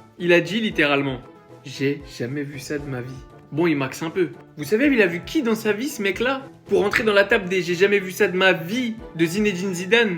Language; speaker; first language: French; native; French